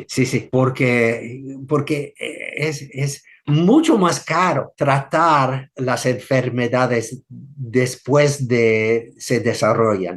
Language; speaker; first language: Spanish; non-native, fluent; English